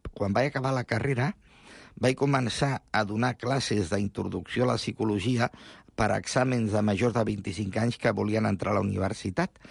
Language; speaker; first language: Catalan; native; Catalan